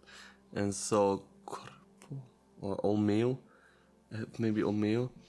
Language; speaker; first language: Portuguese; non-native, learner; Italian